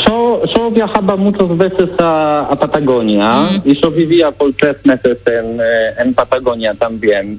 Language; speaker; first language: Spanish; non-native, learner; Polish